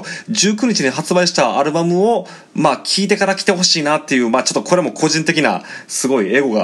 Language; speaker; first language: Japanese; native; Japanese